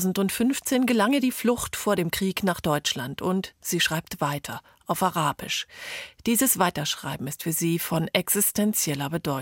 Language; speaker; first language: German; native; German